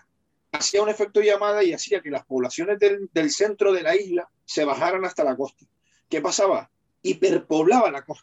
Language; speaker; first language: Spanish; native; Spanish